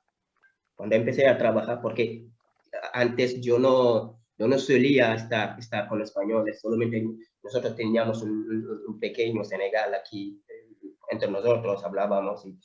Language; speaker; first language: Spanish; non-native, fluent; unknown